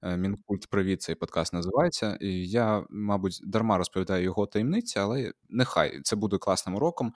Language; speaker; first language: Ukrainian; non-native, local second language; Russian